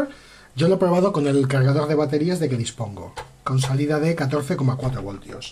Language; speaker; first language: Spanish; native; Spanish